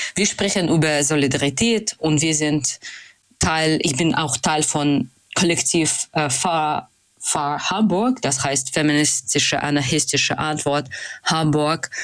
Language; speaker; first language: German; non-native, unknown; Russian